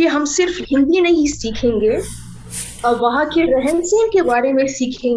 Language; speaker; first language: Hindi; non-native, fluent; English